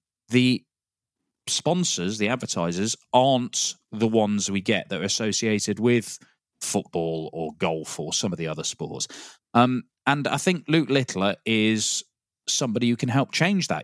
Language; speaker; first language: English; native; English